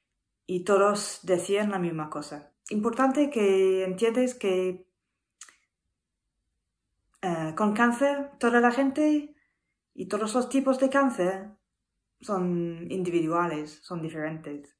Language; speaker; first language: Spanish; non-native, learner; English